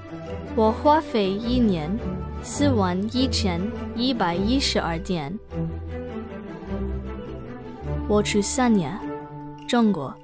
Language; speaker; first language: Chinese; non-native, learner; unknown